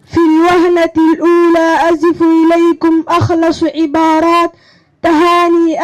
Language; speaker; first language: Arabic; non-native, learner; Somali